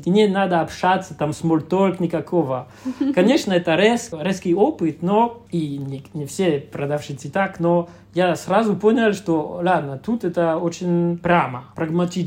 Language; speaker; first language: Russian; non-native, fluent; French